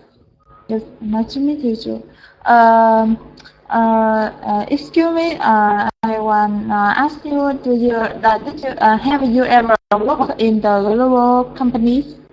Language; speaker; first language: English; non-native, learner; Vietnamese